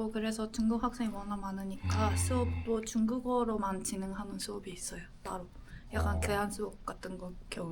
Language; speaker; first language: Korean; non-native, fluent; Japanese